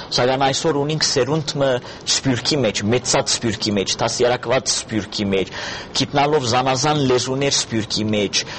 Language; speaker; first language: Armenian; early bilingual, heritage; Armenian